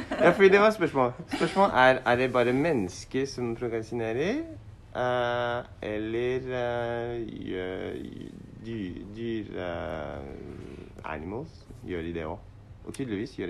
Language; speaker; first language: Norwegian; non-native, learner; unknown